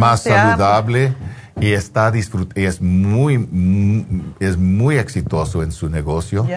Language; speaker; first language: Spanish; non-native, fluent; English